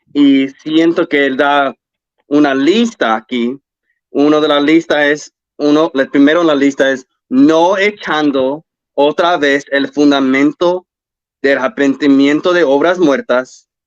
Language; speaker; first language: Spanish; early bilingual, heritage; English